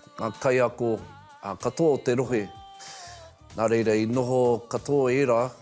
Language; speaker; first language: Māori; non-native, local second language; English